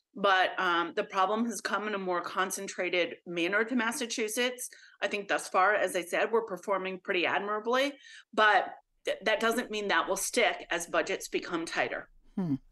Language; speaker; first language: English; native; English